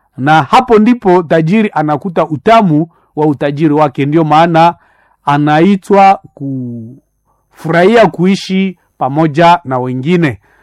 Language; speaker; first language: Swahili; non-native, local second language; Nande